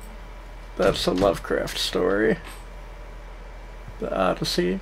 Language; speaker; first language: English; native; English